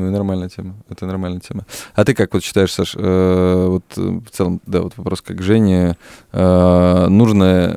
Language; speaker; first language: Russian; native; Russian